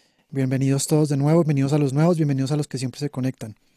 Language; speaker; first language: Spanish; native; Spanish